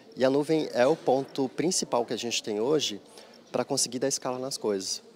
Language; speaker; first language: Portuguese; native; Portuguese